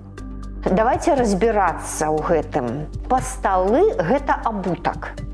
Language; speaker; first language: Belarusian; native; Belarusian